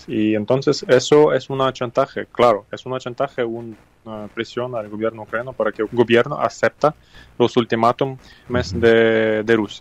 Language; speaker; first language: Spanish; non-native, fluent; Ukrainian